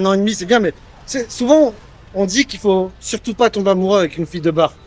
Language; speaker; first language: French; native; French